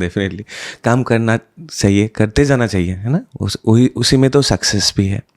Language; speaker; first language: Hindi; non-native, local second language; Assamese